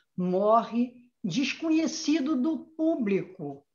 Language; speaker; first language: Portuguese; native; Portuguese